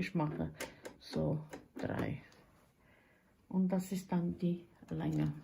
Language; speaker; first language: German; non-native, fluent; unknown